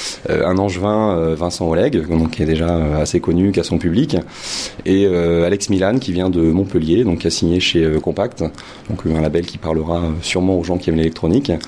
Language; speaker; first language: French; native; French